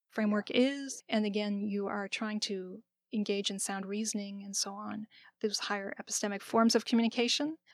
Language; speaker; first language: English; native; English